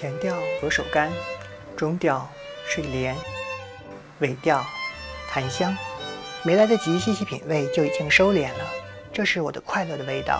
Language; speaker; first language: Chinese; native; Chinese